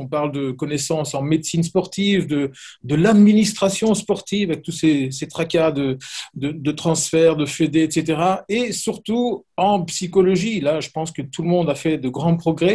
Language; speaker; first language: French; native; French